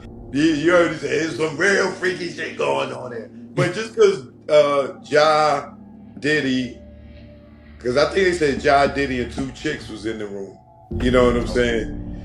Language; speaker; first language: English; native; English